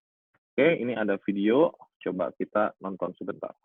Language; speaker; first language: Indonesian; native; Indonesian